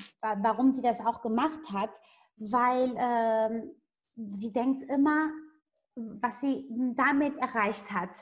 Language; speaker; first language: German; non-native, fluent; Italian